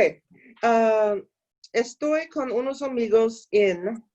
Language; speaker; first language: Spanish; non-native, learner; English